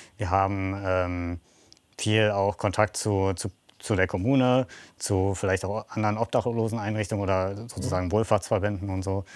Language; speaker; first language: German; native; German